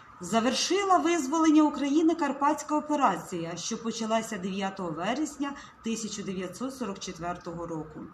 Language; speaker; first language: Ukrainian; native; Ukrainian